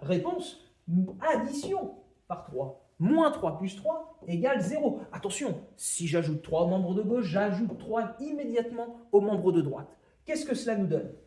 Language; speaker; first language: French; native; French